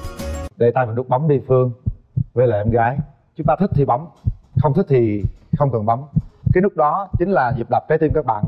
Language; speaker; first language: Vietnamese; native; Vietnamese